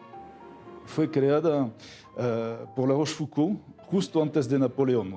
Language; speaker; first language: Spanish; non-native, fluent; French